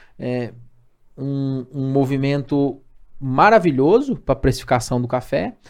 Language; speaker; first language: Portuguese; native; Portuguese